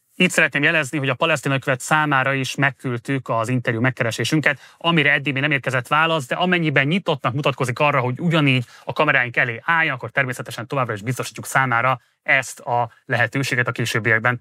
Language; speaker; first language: Hungarian; native; Hungarian